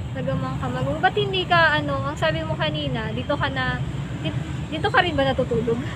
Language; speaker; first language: Filipino; non-native, local second language; Bikol